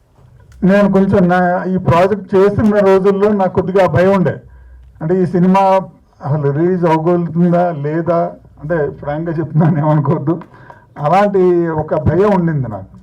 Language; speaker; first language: Telugu; native; Telugu